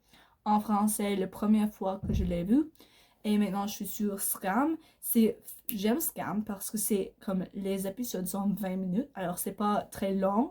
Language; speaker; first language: French; non-native, learner; English